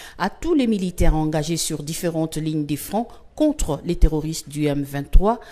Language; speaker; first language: French; non-native, local second language; Swahili